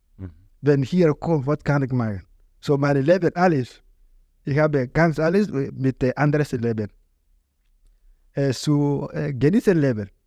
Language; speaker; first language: German; non-native, learner; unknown